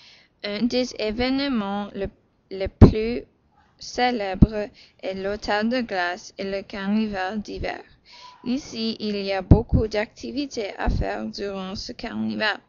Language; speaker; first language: French; non-native, learner; English